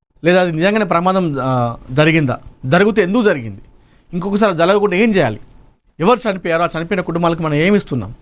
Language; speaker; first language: Telugu; native; Telugu